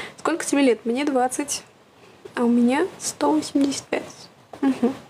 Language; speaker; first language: Russian; native; Russian